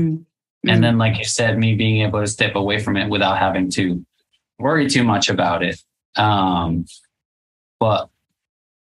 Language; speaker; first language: English; non-native, fluent; Spanish